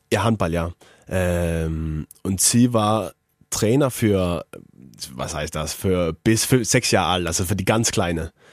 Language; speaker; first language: German; non-native, learner; Faroese